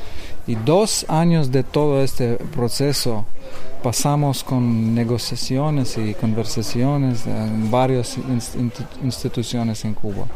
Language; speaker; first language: Spanish; non-native, learner; Lithuanian